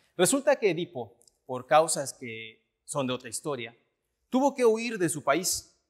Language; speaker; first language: Spanish; native; Spanish